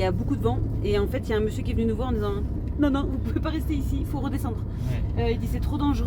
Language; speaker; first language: French; native; French